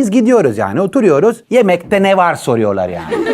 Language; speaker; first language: Turkish; non-native, fluent; Italian